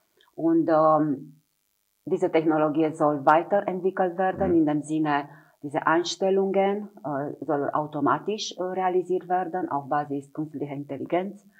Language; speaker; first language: German; non-native, fluent; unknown